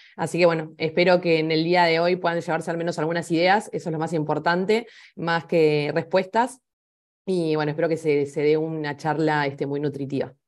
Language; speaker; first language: Spanish; native; Spanish